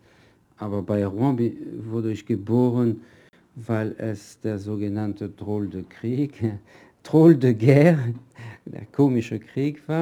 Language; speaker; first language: German; non-native, fluent; French